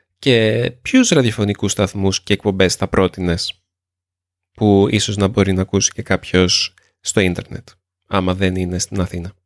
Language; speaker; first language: Greek; native; Greek